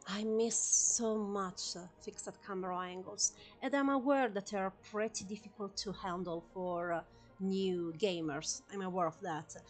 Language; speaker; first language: English; non-native, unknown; Italian